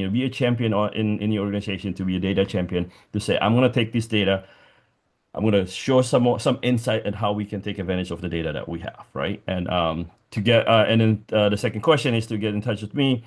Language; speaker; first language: English; non-native, fluent; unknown